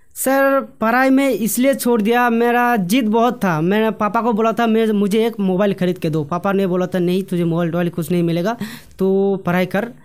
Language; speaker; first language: Hindi; non-native, local second language; Bangla